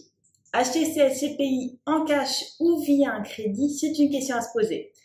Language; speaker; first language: French; native; French